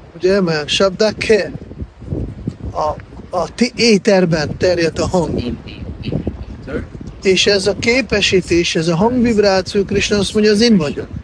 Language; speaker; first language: Hungarian; non-native, fluent; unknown